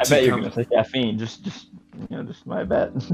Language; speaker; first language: English; native; English